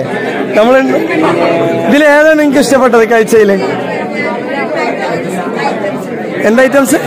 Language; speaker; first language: Malayalam; native; Malayalam